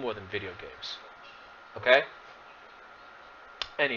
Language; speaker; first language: English; native; English